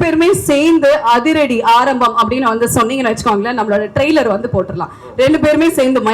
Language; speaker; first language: Tamil; native; Tamil